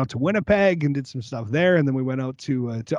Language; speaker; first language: English; native; English